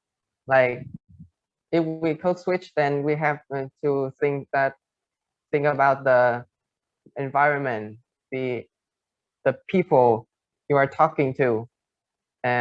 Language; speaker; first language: English; non-native, fluent; Vietnamese